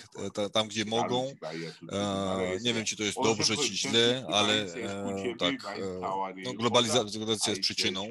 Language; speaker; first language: Polish; non-native, fluent; Georgian